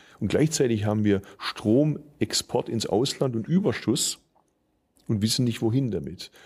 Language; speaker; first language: German; early bilingual, other home language; Turkish